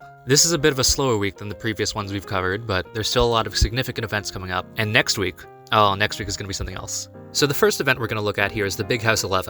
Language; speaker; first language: English; native; English